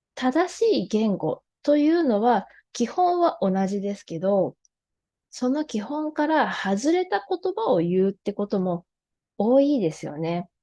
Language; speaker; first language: Japanese; native; Japanese